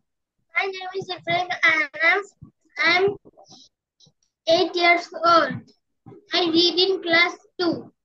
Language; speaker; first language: English; non-native, learner; Bangla